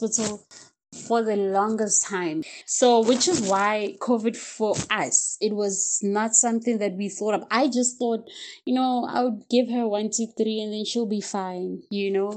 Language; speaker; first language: English; non-native, local second language; Tswana